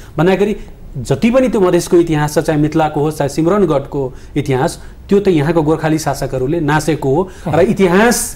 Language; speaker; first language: Nepali; non-native, local second language; Maithili